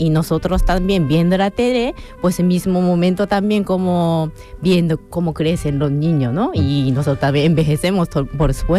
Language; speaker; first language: Spanish; non-native, fluent; Japanese